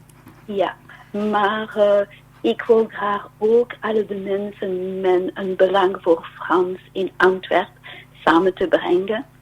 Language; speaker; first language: Dutch; non-native, learner; French